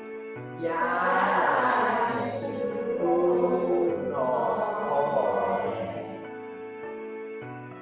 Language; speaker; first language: Japanese; non-native, learner; Chinese